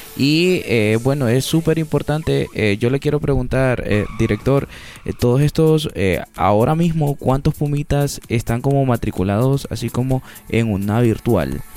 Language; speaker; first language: Spanish; native; Spanish